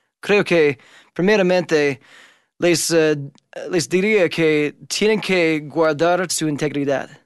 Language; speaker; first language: Spanish; non-native, fluent; English